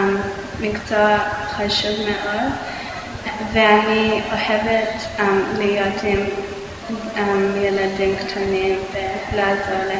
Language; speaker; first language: Hebrew; non-native, learner; English